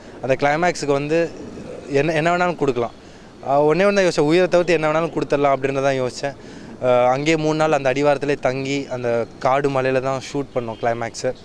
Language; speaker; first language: Tamil; native; Tamil